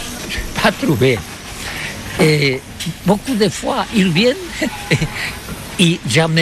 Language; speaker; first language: French; non-native, learner; Catalan